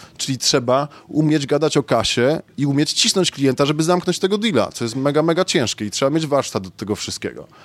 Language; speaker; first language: Polish; native; Polish